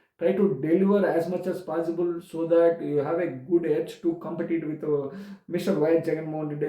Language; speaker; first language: English; non-native, local second language; Telugu